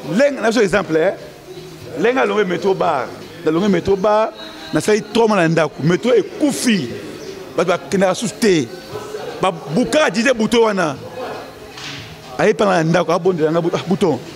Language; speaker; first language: Lingala; non-native, local second language; Luba-Lulua